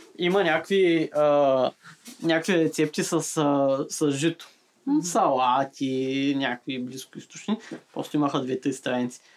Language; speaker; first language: Bulgarian; native; Bulgarian